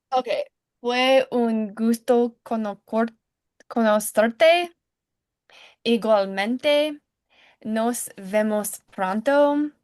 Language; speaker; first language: Spanish; non-native, learner; English